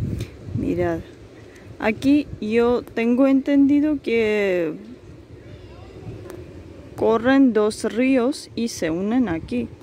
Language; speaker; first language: Spanish; non-native, fluent; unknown